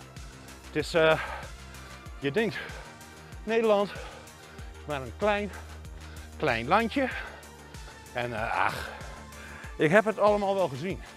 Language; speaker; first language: Dutch; native; Dutch